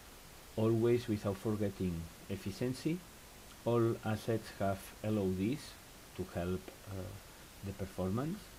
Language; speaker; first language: English; non-native, fluent; Spanish